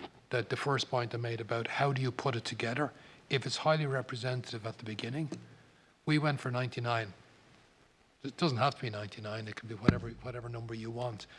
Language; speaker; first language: English; native; English